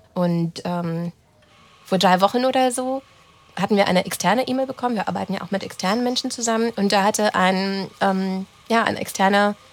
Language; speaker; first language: German; early bilingual, other home language; Romanian